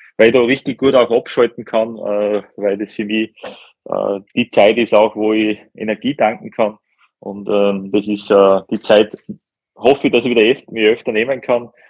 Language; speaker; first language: German; native; German